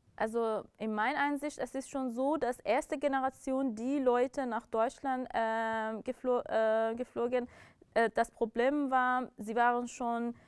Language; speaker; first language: German; non-native, learner; Persian